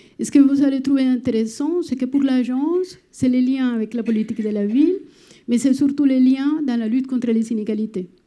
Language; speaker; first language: French; non-native, fluent; Spanish